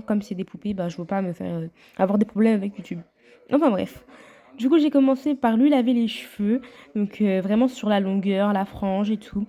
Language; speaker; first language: French; native; French